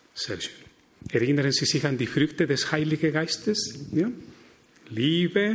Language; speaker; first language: German; non-native, fluent; Spanish